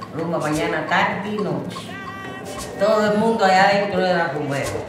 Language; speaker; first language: Spanish; native; Spanish